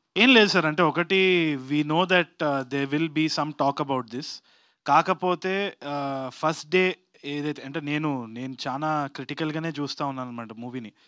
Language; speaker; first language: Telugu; native; Telugu